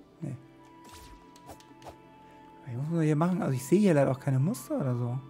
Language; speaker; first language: German; native; German